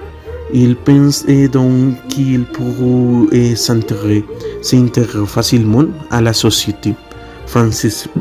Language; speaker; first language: French; non-native, learner; Spanish